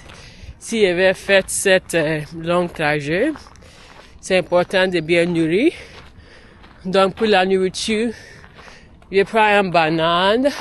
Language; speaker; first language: French; non-native, learner; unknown